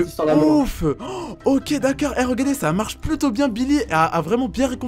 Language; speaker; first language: French; native; French